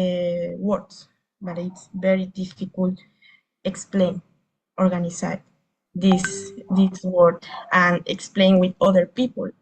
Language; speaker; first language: English; non-native, learner; Spanish